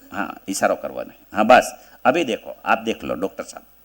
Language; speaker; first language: Hindi; non-native, local second language; Gujarati